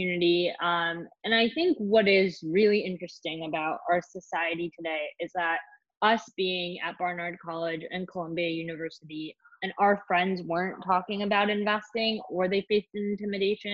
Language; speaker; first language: English; native; English